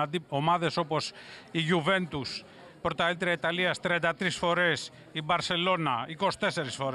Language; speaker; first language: Greek; native; Greek